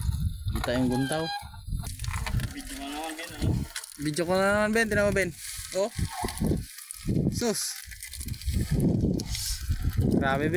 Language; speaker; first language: Filipino; non-native, local second language; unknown